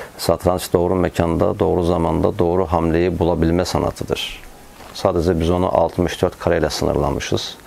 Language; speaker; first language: Turkish; non-native, fluent; Azerbaijani